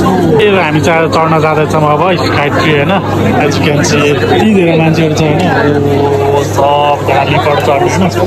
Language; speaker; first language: Nepali; native; Nepali